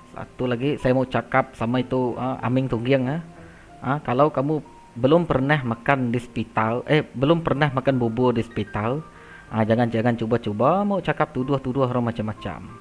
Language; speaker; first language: Malay; non-native, local second language; Iban